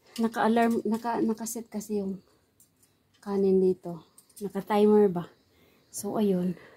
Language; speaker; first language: Filipino; non-native, local second language; Cebuano